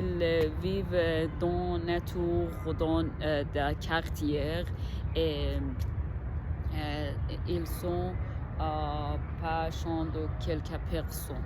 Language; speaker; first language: French; non-native, learner; Persian